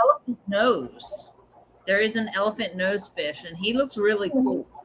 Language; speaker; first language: English; native; English